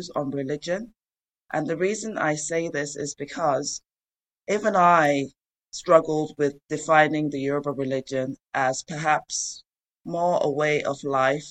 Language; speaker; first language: English; non-native, local second language; Yoruba